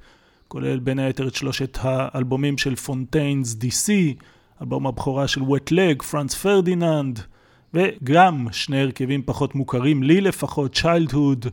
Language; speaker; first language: Hebrew; native; Hebrew